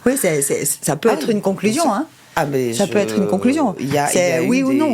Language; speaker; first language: French; native; French